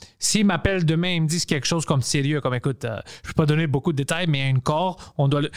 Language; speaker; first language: French; non-native, local second language; English